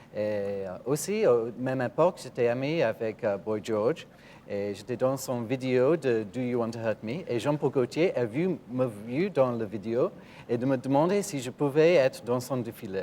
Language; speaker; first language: French; non-native, fluent; English